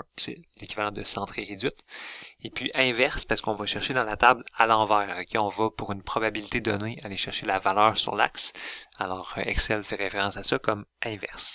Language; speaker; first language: French; native; French